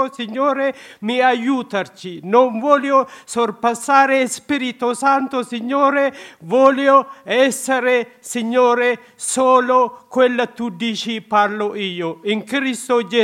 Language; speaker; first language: Italian; non-native, learner; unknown